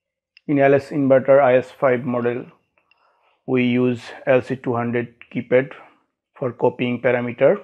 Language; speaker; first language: English; non-native, learner; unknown